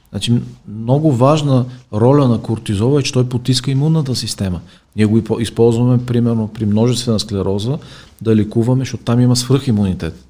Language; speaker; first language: Bulgarian; native; Bulgarian